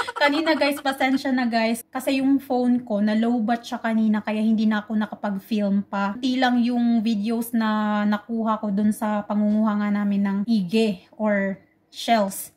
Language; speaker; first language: Filipino; non-native, local second language; Cebuano